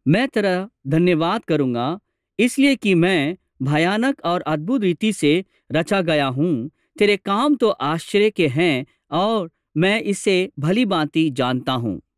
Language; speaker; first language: Hindi; non-native, local second language; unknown